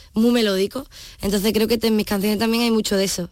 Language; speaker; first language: Spanish; native; Spanish